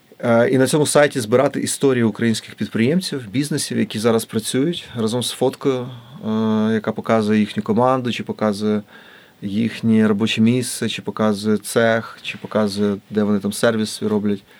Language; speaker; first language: Ukrainian; native; Ukrainian